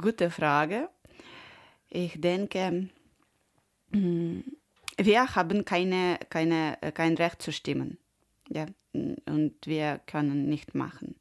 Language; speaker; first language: German; non-native, learner; Ukrainian